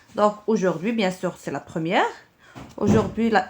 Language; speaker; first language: French; non-native, local second language; Arabic